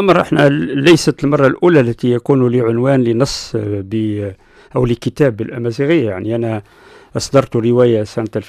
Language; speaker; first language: Arabic; non-native, local second language; Berber languages